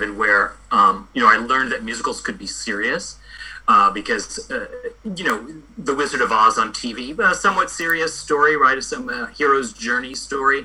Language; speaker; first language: English; native; English